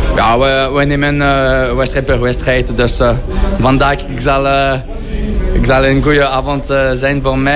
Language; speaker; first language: Dutch; non-native, fluent; French